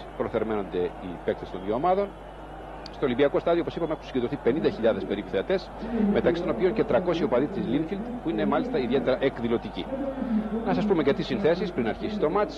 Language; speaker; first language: Greek; native; Greek